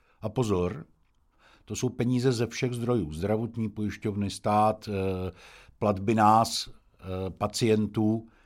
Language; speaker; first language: Czech; native; Czech